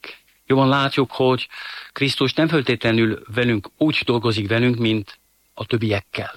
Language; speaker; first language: Hungarian; non-native, fluent; French